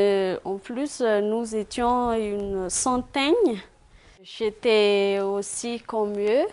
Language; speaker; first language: French; non-native, local second language; Malagasy